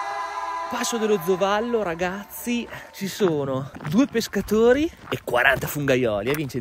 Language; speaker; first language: Italian; native; Italian